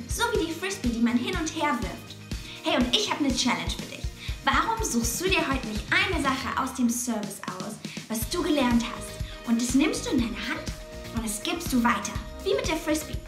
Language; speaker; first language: German; native; German